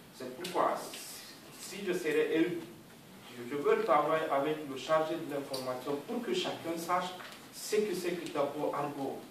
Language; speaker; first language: French; non-native, local second language; Fula